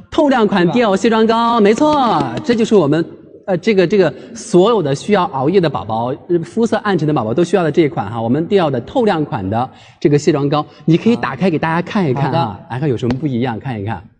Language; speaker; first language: Chinese; native; Chinese